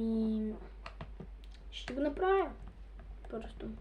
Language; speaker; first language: Bulgarian; native; Bulgarian